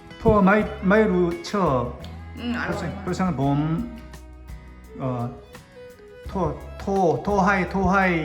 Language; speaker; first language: Thai; non-native, learner; Korean